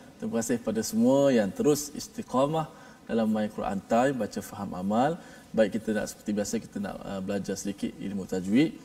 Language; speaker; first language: Malay; native; Malay